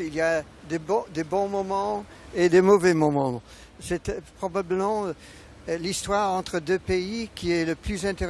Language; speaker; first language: French; non-native, fluent; English